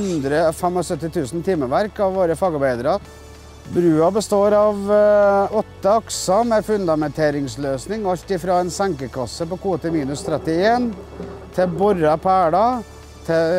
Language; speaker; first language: Norwegian; native; Norwegian